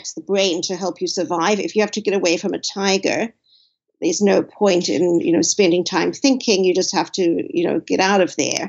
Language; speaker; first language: English; native; English